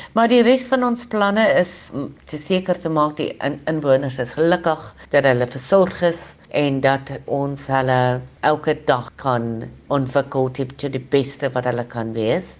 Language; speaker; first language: Afrikaans; non-native, local second language; English